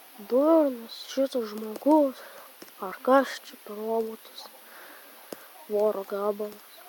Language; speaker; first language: Lithuanian; native; Lithuanian